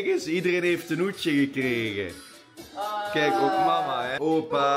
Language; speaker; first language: Dutch; native; Dutch